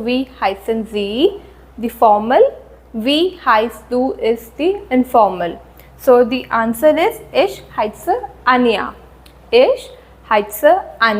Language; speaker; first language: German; non-native, fluent; Hindi